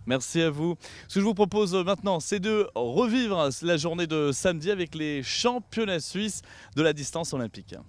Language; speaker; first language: French; native; French